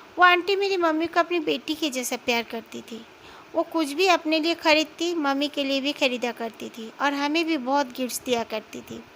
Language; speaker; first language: Hindi; non-native, local second language; Bangla